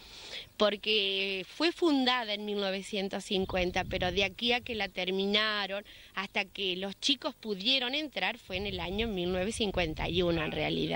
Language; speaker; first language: Spanish; native; Spanish